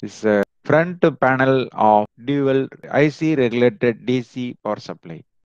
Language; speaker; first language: English; non-native, local second language; Tamil